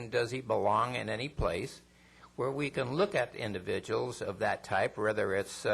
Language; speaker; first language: English; non-native, fluent; Spanish